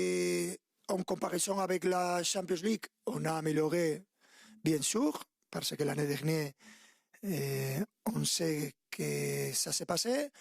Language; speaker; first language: French; non-native, fluent; Spanish